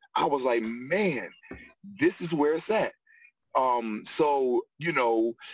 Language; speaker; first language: English; native; English